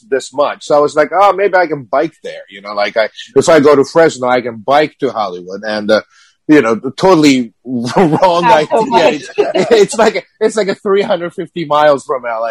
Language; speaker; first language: English; non-native, fluent; Japanese